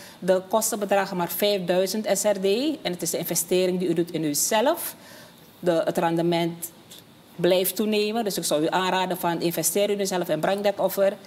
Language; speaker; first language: Dutch; native; Dutch